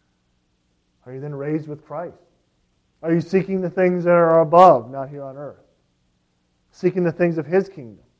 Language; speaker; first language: English; native; English